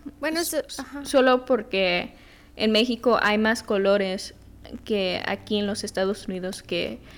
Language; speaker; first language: Spanish; early bilingual, heritage; Spanish